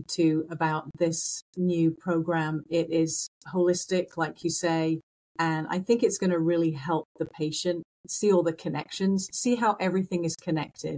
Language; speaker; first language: English; native; English